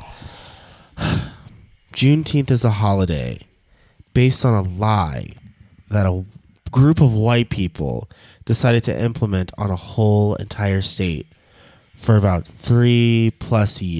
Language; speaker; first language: English; native; English